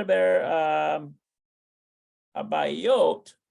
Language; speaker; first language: Hebrew; non-native, learner; English